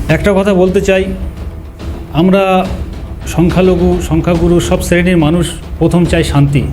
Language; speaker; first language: Bangla; native; Bangla